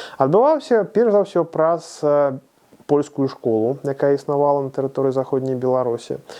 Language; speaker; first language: Belarusian; native; Belarusian